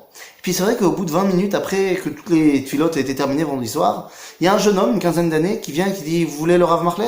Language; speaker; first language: French; native; French